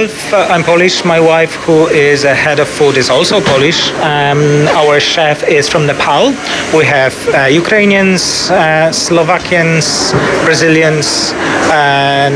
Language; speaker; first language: English; non-native, fluent; Polish